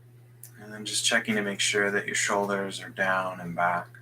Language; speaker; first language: English; native; English